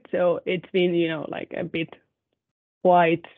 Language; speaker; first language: English; non-native, fluent; Spanish